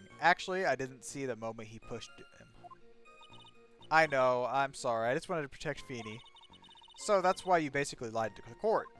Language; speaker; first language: English; native; English